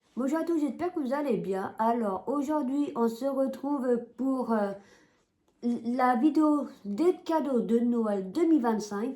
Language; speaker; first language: French; native; French